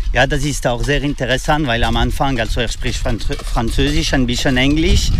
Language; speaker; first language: German; non-native, fluent; French